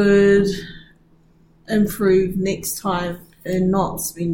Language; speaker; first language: English; native; English